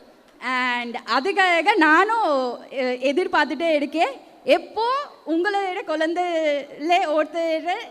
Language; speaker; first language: Tamil; non-native, local second language; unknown